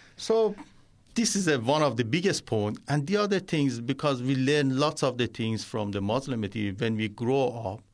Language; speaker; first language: English; non-native, learner; Persian